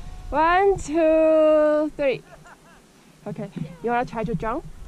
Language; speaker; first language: English; non-native, learner; Chinese